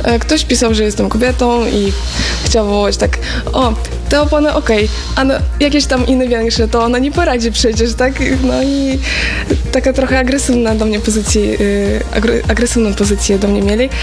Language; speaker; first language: Polish; non-native, fluent; Ukrainian